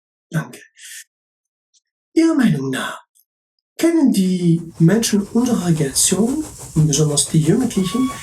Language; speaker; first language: German; non-native, local second language; French